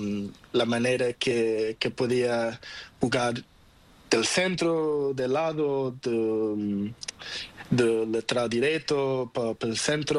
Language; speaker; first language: Spanish; non-native, learner; Portuguese